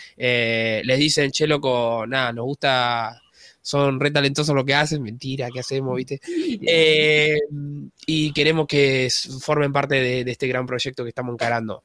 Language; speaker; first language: Spanish; native; Spanish